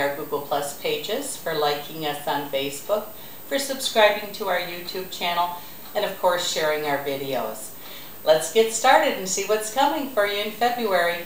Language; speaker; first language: English; native; English